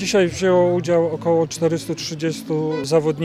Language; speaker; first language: Polish; native; Polish